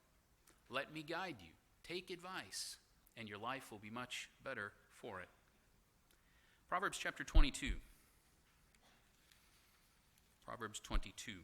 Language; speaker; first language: English; native; English